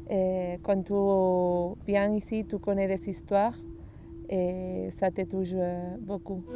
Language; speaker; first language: French; non-native, learner; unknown